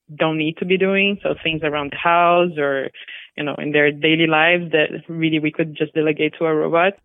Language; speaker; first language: English; non-native, fluent; Portuguese